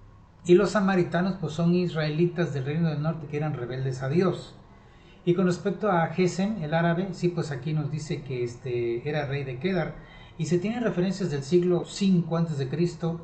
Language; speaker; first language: Spanish; native; Spanish